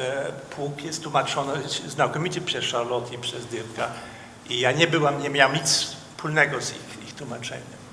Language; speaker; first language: Polish; non-native, fluent; Dutch